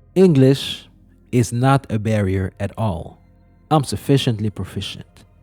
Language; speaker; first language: English; non-native, fluent; Lingala